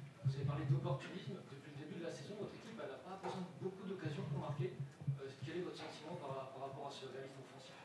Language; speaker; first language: French; native; French